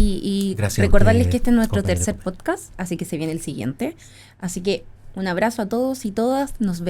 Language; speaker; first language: Spanish; native; Spanish